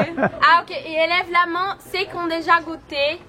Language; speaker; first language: French; non-native, learner; Portuguese